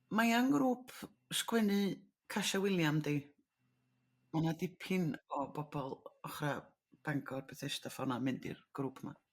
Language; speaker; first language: Welsh; native; Welsh